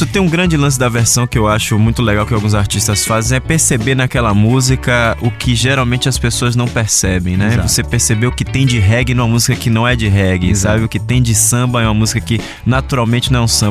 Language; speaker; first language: Portuguese; native; Portuguese